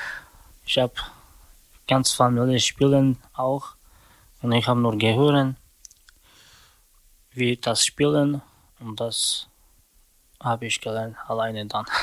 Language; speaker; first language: German; non-native, learner; Romany